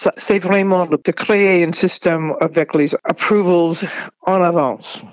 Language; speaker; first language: French; non-native, fluent; English